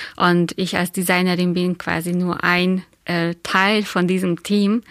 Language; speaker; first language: German; non-native, fluent; Hungarian